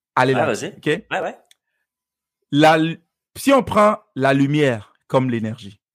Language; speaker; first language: French; non-native, local second language; Fon